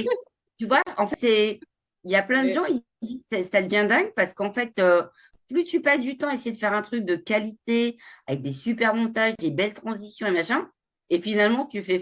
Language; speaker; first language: French; native; French